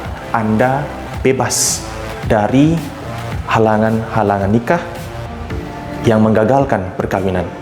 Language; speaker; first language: Indonesian; native; Indonesian